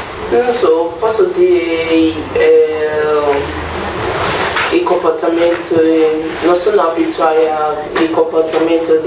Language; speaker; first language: Italian; non-native, learner; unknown